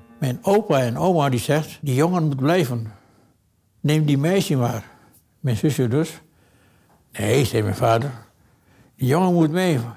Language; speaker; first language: Dutch; early bilingual, other home language; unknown